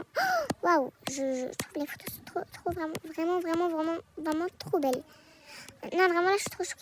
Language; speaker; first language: French; native; French